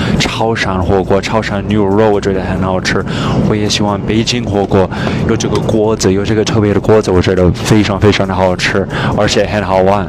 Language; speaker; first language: Chinese; non-native, fluent; English